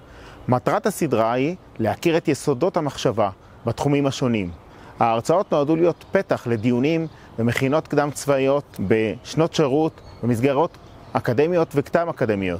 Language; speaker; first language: Hebrew; native; Hebrew